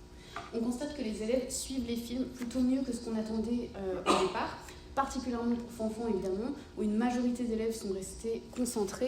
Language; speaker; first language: French; native; French